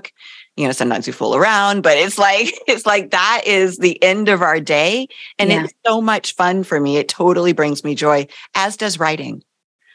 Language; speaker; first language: English; native; English